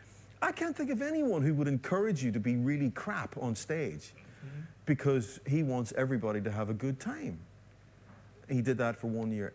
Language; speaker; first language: English; native; English